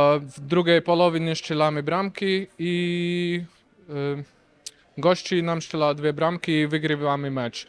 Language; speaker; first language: Polish; non-native, learner; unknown